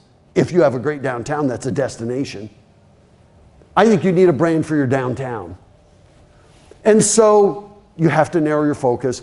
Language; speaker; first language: English; native; English